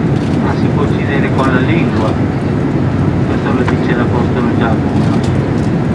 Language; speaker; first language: Italian; non-native, fluent; Spanish